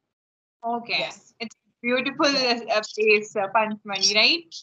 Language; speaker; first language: English; non-native, local second language; Hindi